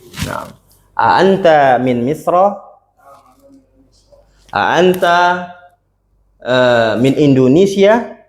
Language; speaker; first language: Arabic; non-native, fluent; Indonesian